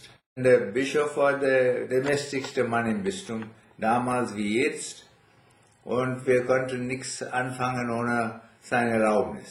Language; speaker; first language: German; non-native, fluent; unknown